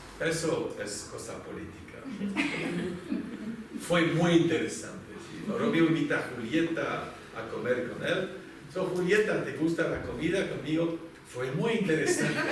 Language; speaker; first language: Spanish; non-native, fluent; French